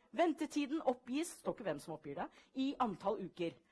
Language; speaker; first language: Norwegian; early bilingual, other home language; English